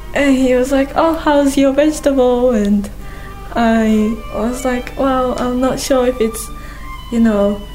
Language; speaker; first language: English; non-native, fluent; Japanese